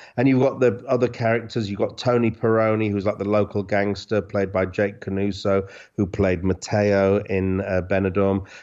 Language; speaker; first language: English; native; English